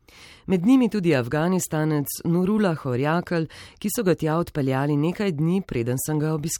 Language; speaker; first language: Slovenian; native; Slovenian